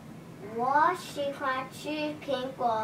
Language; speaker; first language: Chinese; non-native, learner; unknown